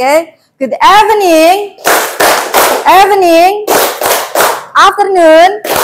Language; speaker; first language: English; non-native, learner; Indonesian